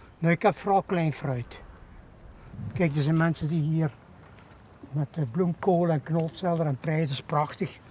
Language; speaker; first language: Dutch; native; Dutch